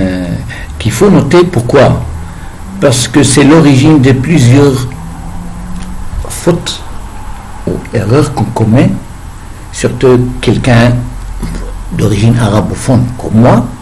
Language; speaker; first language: French; non-native, fluent; Arabic